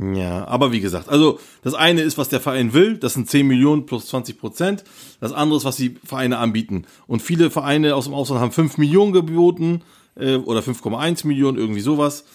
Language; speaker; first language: German; early bilingual, other home language; Turkish